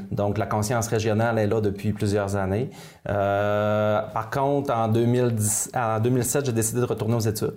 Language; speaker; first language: French; native; French